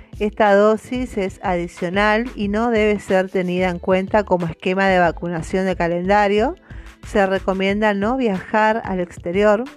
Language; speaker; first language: Spanish; native; Spanish